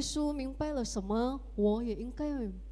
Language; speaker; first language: Chinese; early bilingual, heritage; Indonesian